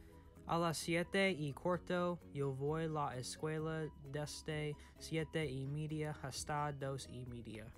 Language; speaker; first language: Spanish; non-native, learner; English